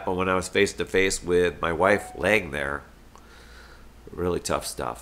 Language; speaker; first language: English; native; English